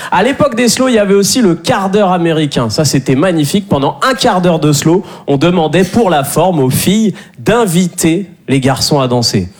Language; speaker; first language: French; native; French